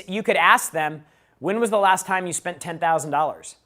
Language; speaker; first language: English; native; English